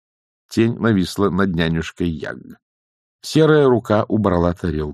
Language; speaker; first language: Russian; native; Russian